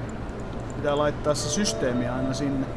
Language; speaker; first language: Finnish; native; Finnish